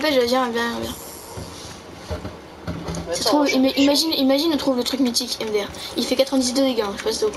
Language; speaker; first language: French; native; French